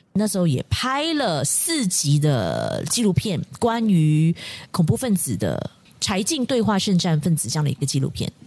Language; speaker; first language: Chinese; native; Chinese